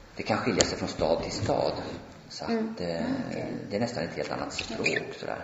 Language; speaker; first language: Swedish; native; Swedish